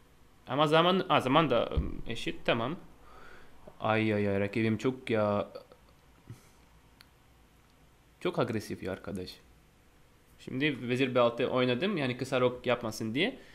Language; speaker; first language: Turkish; non-native, fluent; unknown